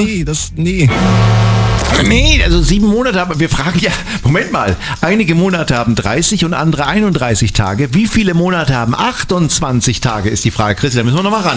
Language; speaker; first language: German; native; German